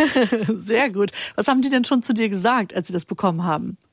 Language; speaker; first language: German; native; German